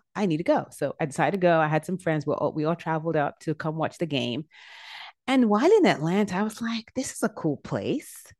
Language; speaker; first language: English; native; English